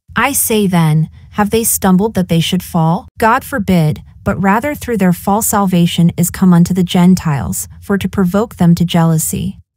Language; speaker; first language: English; native; English